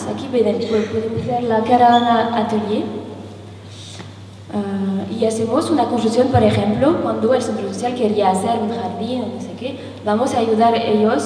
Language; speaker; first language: Spanish; non-native, learner; French